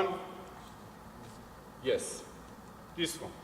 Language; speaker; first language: English; non-native, learner; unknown